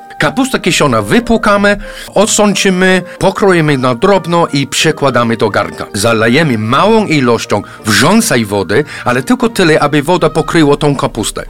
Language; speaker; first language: Polish; non-native, fluent; English